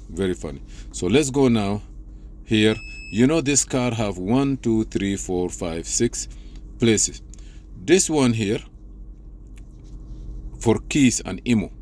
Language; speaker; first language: English; non-native, fluent; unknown